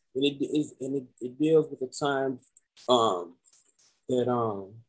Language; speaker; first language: English; native; English